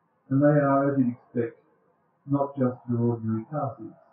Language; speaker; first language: English; native; English